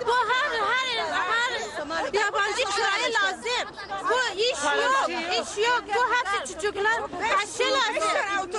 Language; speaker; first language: Turkish; non-native, learner; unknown